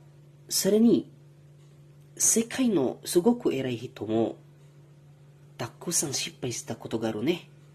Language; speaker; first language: Japanese; non-native, learner; Indonesian